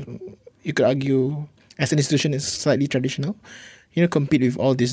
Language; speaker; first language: English; non-native, local second language; Malay